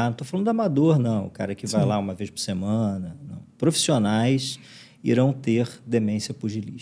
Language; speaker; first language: Portuguese; native; Portuguese